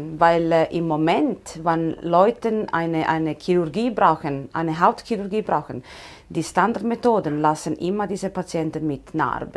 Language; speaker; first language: German; non-native, fluent; Italian